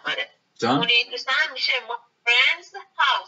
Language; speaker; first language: English; non-native, learner; Persian